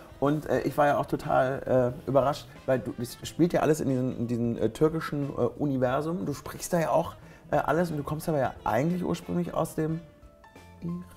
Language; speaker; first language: German; native; German